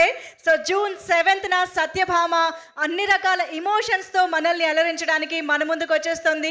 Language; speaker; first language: Telugu; native; Telugu